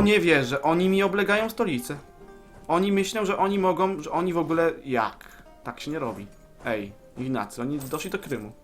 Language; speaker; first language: Polish; native; Polish